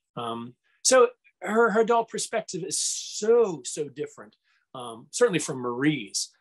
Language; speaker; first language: English; native; English